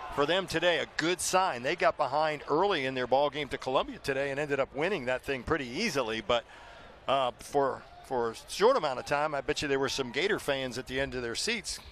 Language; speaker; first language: English; native; English